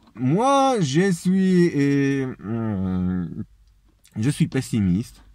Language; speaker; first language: French; non-native, fluent; Polish